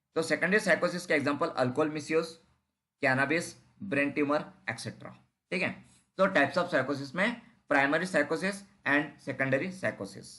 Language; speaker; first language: Hindi; non-native, local second language; Marathi